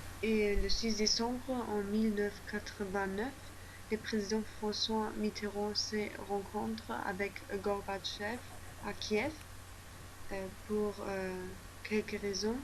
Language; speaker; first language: French; non-native, learner; German